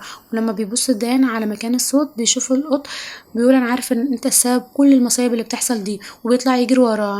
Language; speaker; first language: Arabic; native; Arabic